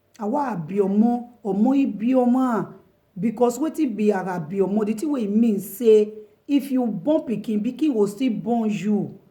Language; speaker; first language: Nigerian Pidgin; non-native, local second language; Bini